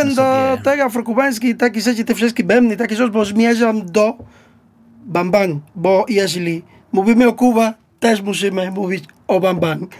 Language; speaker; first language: Polish; non-native, learner; Spanish